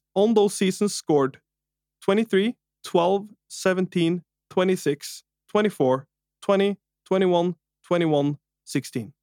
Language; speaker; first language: English; non-native, fluent; Norwegian